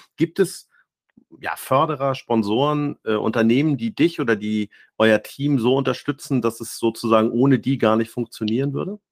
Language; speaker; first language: German; native; German